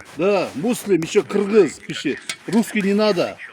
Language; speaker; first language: Russian; non-native, local second language; Kyrgyz